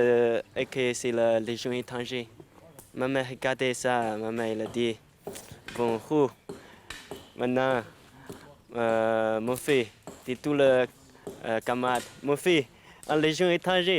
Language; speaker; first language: French; non-native, learner; Chinese